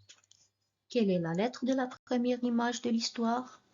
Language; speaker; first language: French; non-native, local second language; Arabic